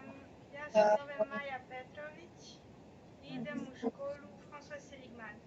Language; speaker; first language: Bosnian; early bilingual, heritage; Serbian